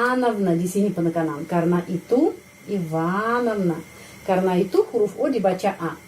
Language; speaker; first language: Indonesian; non-native, fluent; Russian